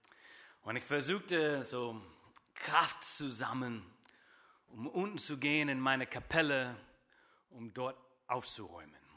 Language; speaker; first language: German; non-native, fluent; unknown